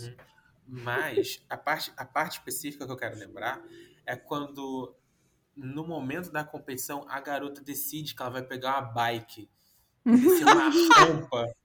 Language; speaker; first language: Portuguese; native; Portuguese